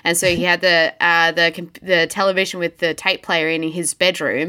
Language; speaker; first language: English; native; English